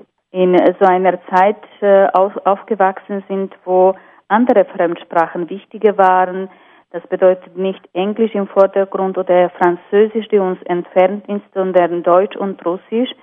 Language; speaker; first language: German; non-native, fluent; Slovak